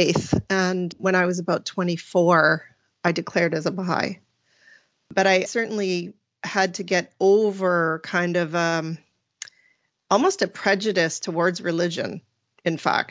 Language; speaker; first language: English; native; English